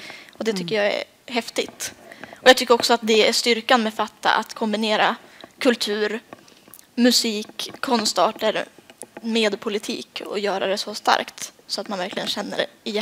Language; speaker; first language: Swedish; native; Swedish